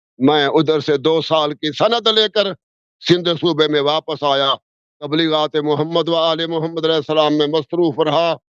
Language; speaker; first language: Urdu; non-native, local second language; Sindhi